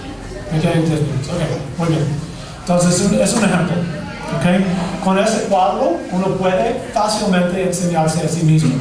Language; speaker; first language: Spanish; non-native, fluent; English